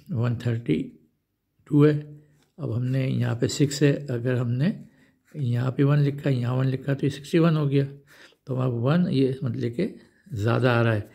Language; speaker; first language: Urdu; non-native, local second language; Punjabi